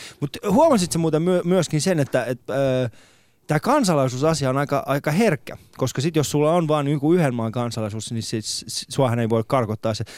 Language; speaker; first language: Finnish; early bilingual, other home language; Persian